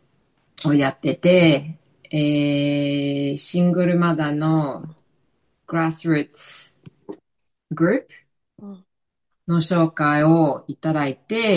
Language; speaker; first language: Japanese; non-native, fluent; English